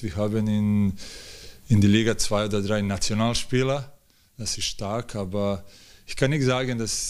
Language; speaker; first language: German; non-native, learner; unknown